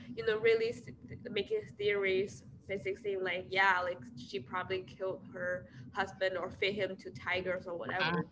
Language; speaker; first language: English; non-native, fluent; Chinese